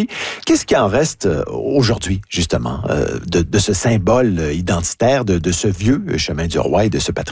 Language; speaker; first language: French; native; French